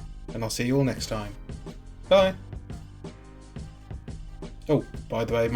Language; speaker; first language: English; native; English